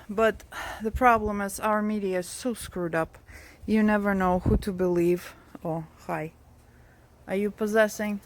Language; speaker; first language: English; non-native, fluent; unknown